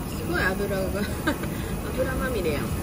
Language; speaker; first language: Japanese; native; Japanese